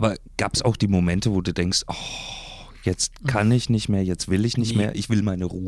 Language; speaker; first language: German; native; German